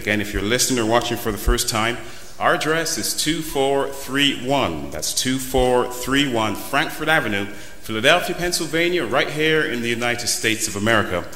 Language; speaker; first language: English; native; English